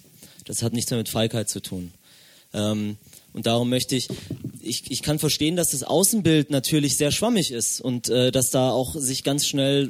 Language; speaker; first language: German; native; German